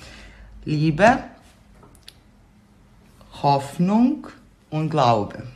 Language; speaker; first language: German; non-native, fluent; Serbian